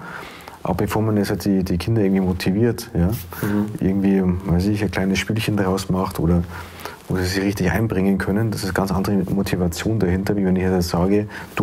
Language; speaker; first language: German; native; German